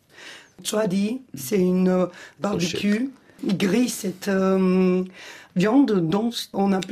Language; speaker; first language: French; non-native, fluent; Georgian